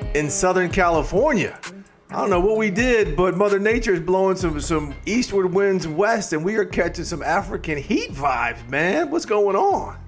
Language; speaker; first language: English; native; English